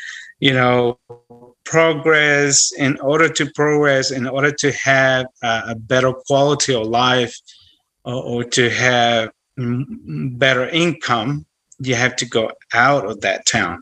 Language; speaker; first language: English; non-native, fluent; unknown